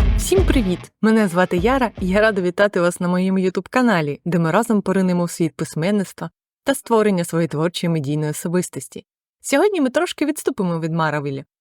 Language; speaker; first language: Ukrainian; native; Ukrainian